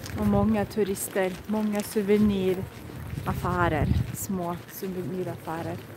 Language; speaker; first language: Swedish; non-native, fluent; Russian